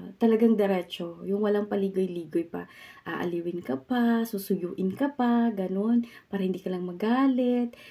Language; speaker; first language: Filipino; native; Filipino